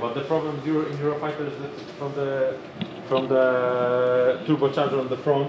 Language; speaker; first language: English; non-native, fluent; Polish